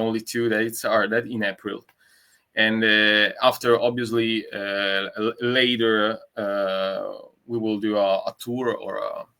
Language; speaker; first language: English; non-native, learner; Italian